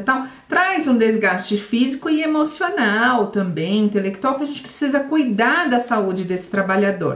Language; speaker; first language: Portuguese; native; Portuguese